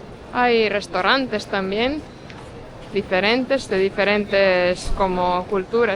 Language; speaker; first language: Spanish; non-native, fluent; Estonian